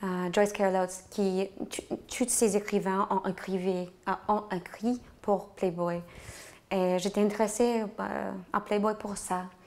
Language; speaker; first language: French; non-native, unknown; English